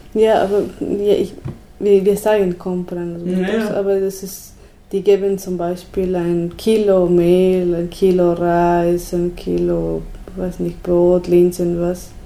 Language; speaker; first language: German; non-native, learner; Spanish